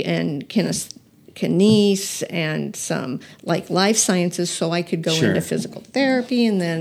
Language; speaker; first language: English; native; English